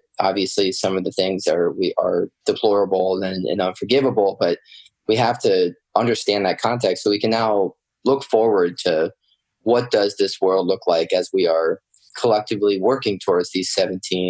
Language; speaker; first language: English; native; English